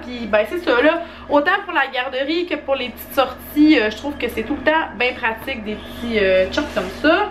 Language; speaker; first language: French; native; French